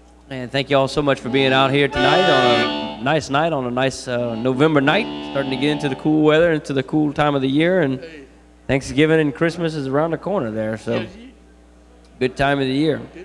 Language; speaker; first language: English; early bilingual, other home language; French